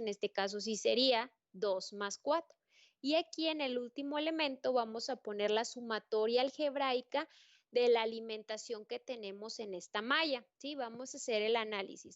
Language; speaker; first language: Spanish; native; Spanish